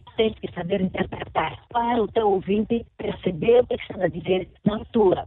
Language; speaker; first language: Portuguese; non-native, local second language; Makhuwa